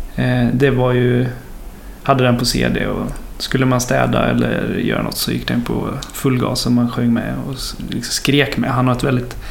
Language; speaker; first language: Swedish; native; Swedish